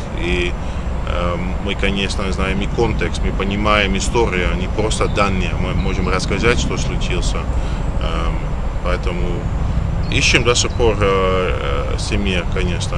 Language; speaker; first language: Russian; non-native, fluent; Dutch